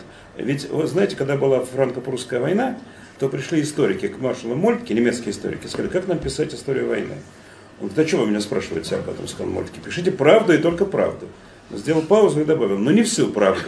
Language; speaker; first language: Russian; native; Russian